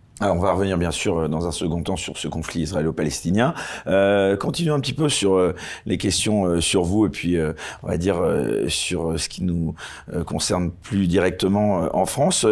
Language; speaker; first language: French; native; French